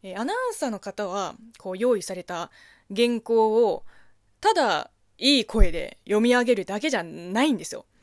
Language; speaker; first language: Japanese; non-native, fluent; Chinese